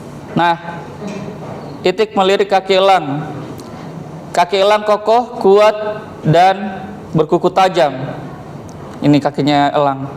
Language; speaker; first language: Indonesian; native; Indonesian